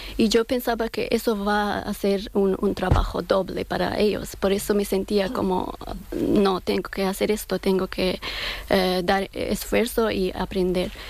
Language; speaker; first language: Spanish; non-native, learner; Persian